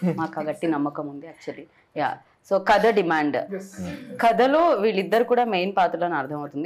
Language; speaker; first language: Telugu; native; Telugu